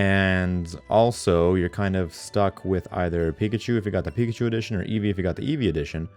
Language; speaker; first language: English; native; English